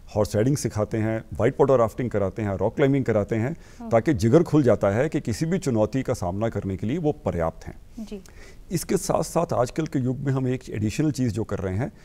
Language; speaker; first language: Hindi; native; Hindi